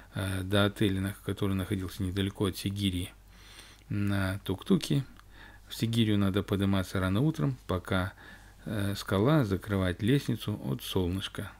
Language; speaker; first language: Russian; native; Russian